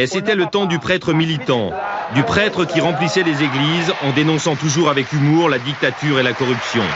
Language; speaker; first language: French; native; French